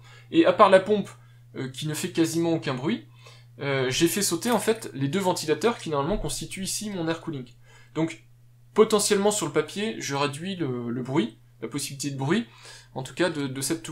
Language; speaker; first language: French; native; French